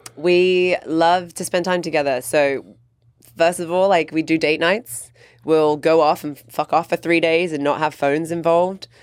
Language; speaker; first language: English; native; English